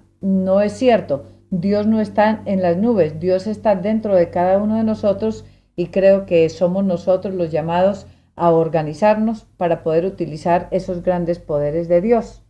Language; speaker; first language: Spanish; native; Spanish